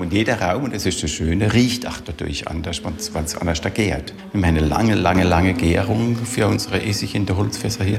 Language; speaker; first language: German; native; German